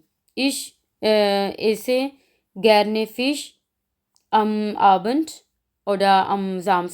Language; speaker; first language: German; non-native, learner; Urdu